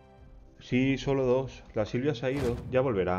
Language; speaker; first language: Spanish; native; Spanish